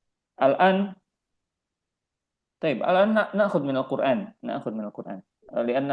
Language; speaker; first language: Arabic; non-native, fluent; Indonesian